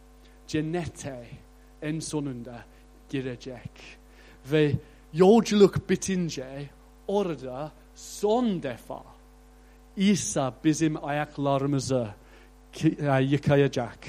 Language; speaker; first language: Turkish; non-native, fluent; English